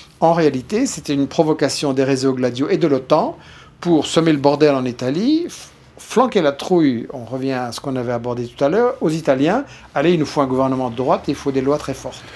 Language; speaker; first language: French; native; French